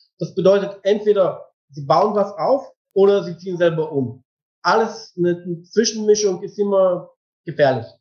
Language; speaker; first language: German; non-native, fluent; Bulgarian